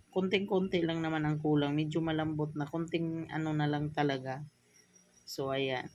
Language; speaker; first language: Filipino; native; Filipino